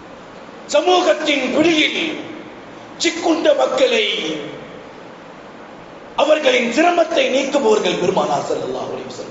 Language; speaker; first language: Tamil; native; Tamil